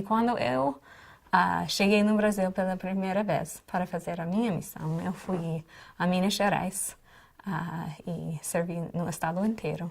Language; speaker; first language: Portuguese; non-native, fluent; English